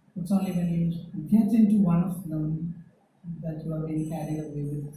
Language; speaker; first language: English; non-native, local second language; Malayalam